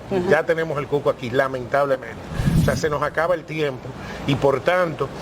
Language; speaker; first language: Spanish; native; Spanish